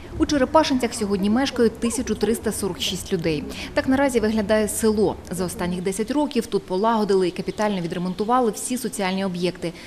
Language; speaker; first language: Ukrainian; native; Ukrainian